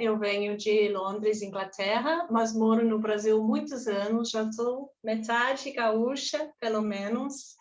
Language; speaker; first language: Portuguese; non-native, fluent; English